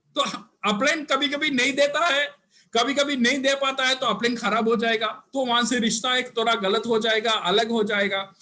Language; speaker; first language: Hindi; non-native, local second language; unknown